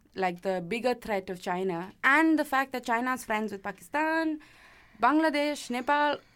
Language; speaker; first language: English; non-native, local second language; Malayalam